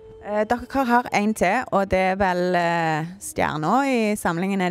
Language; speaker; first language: Norwegian; native; Norwegian